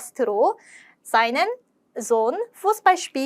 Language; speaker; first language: German; non-native, fluent; Korean